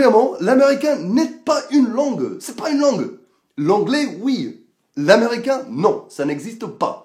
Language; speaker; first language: French; non-native, fluent; English